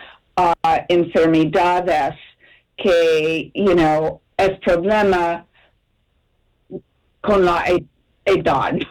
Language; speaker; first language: Spanish; non-native, fluent; English